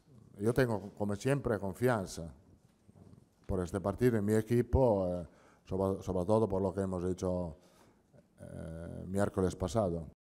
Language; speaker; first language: Spanish; non-native, fluent; Italian